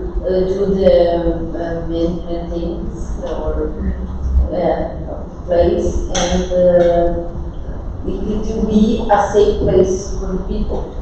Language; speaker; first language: English; non-native, fluent; Portuguese